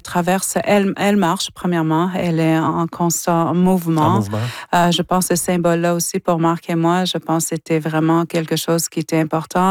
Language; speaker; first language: French; non-native, local second language; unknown